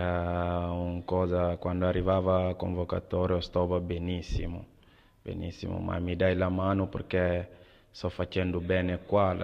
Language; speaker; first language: Italian; non-native, learner; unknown